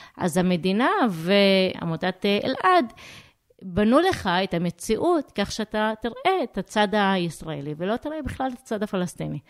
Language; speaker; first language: Hebrew; non-native, local second language; Arabic